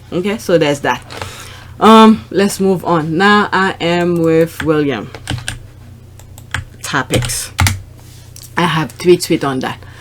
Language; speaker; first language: English; non-native, fluent; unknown